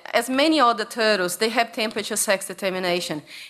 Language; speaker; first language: English; non-native, fluent; Portuguese